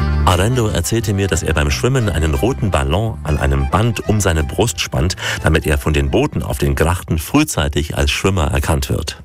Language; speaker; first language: German; native; German